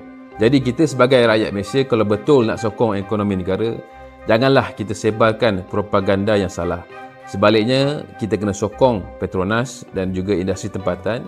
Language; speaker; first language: Malay; native; Malay